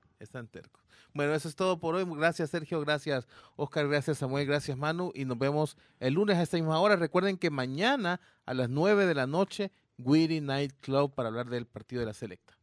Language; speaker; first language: Spanish; native; Spanish